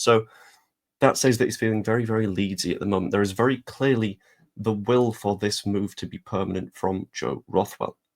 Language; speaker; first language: English; native; English